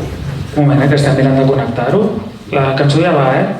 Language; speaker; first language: Catalan; native; Catalan